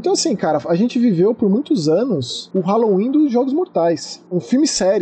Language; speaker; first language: Portuguese; native; Portuguese